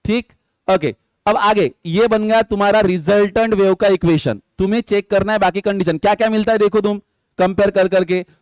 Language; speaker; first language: Hindi; non-native, local second language; Marathi